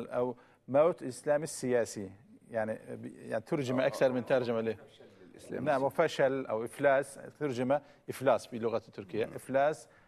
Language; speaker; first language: Arabic; non-native, fluent; Turkish